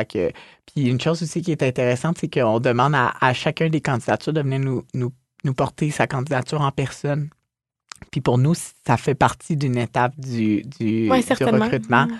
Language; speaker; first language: French; native; French